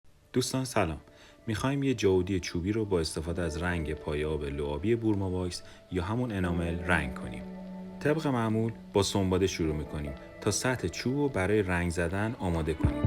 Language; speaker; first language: Persian; native; Persian